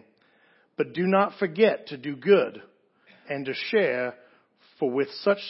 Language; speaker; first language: English; native; English